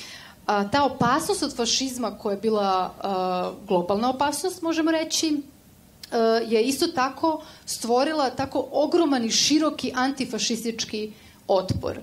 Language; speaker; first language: Serbian; native; Serbian